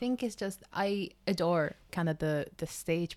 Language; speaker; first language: English; non-native, fluent; Polish